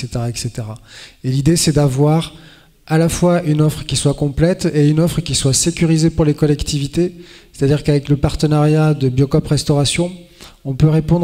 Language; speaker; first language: French; native; French